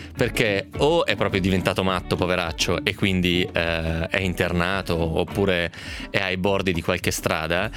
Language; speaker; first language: Italian; native; Italian